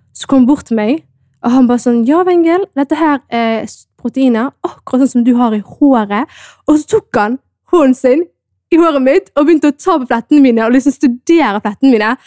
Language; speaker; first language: Norwegian; early bilingual, other home language; Amharic